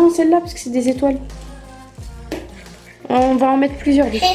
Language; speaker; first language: French; native; French